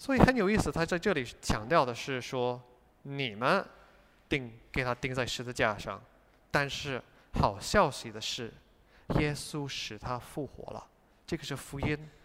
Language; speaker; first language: Chinese; non-native, fluent; English